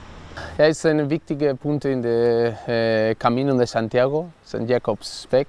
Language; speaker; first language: German; non-native, learner; Spanish